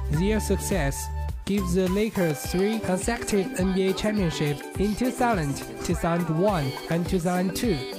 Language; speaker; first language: English; non-native, learner; Chinese